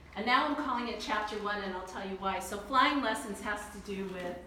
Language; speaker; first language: English; early bilingual, other home language; Chinese